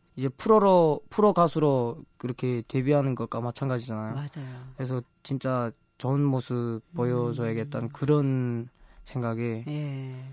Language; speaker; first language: Korean; early bilingual, heritage; Korean